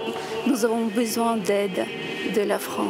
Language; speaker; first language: French; non-native, fluent; Ukrainian